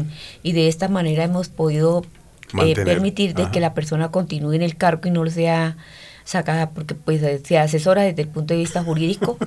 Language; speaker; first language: Spanish; native; Spanish